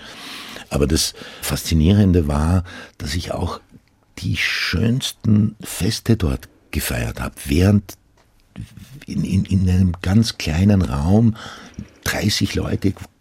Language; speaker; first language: German; non-native, local second language; Croatian